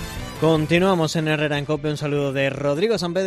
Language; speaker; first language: Spanish; native; Spanish